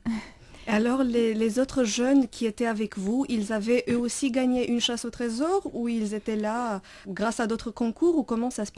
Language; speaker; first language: French; non-native, fluent; Romanian